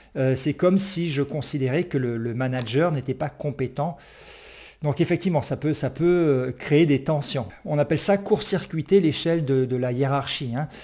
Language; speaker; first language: French; native; French